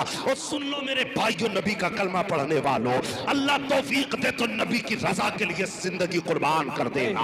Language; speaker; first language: Urdu; native; Urdu